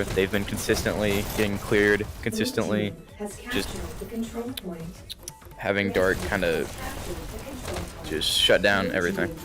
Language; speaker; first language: English; native; English